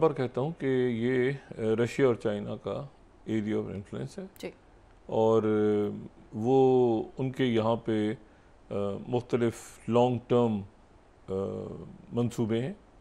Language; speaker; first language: Urdu; native; Urdu